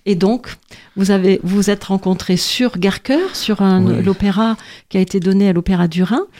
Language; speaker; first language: French; native; French